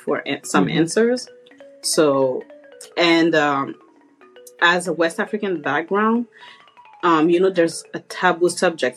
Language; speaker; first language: English; non-native, fluent; French